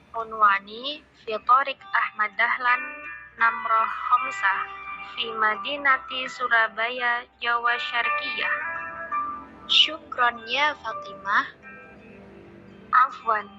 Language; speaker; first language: Arabic; non-native, learner; Indonesian